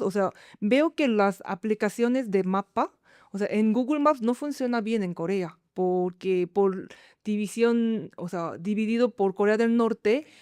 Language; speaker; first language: Spanish; non-native, fluent; Korean